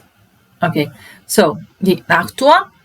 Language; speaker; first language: German; non-native, fluent; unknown